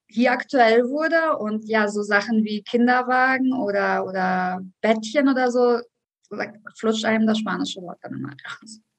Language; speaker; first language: German; early bilingual, other home language; Russian